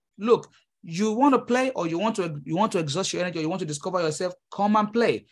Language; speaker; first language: English; non-native, local second language; Yoruba